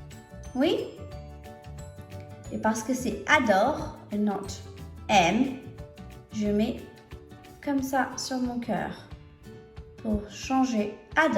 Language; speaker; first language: French; non-native, fluent; English